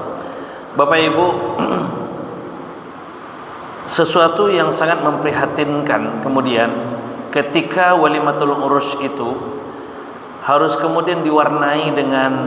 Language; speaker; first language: Indonesian; native; Indonesian